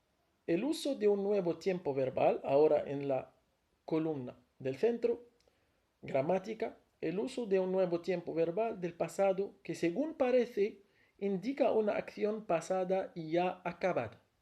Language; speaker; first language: Spanish; non-native, fluent; Arabic